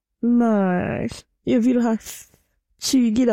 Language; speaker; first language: Swedish; non-native, fluent; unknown